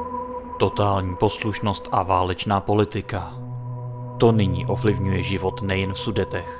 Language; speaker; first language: Czech; native; Czech